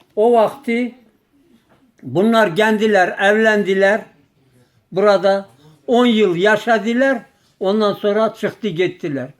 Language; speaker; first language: Turkish; native; Turkish